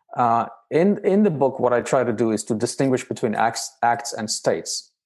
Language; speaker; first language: English; non-native, fluent; Romanian